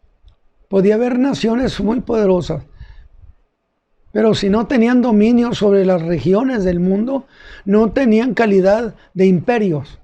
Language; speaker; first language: Spanish; native; Spanish